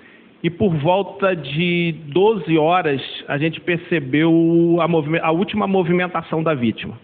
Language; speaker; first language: Portuguese; native; Portuguese